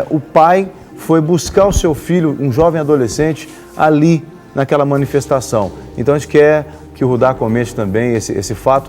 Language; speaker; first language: Portuguese; native; Portuguese